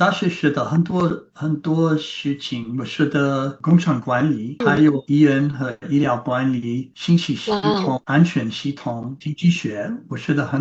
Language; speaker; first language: Chinese; non-native, learner; English